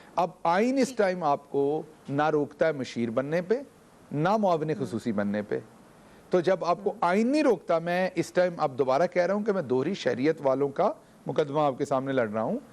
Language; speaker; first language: Urdu; non-native, local second language; Punjabi